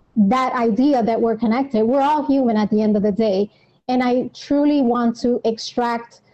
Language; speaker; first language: English; native; English